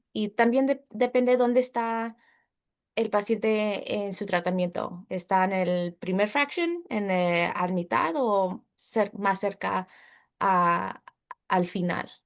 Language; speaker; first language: Spanish; early bilingual, heritage; Spanish